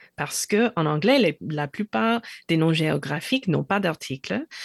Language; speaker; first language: French; non-native, fluent; English